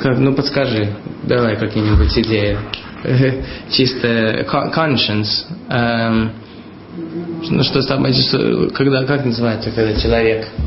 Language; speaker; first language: Russian; early bilingual, heritage; Russian